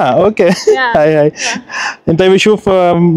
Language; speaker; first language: Arabic; non-native, learner; Telugu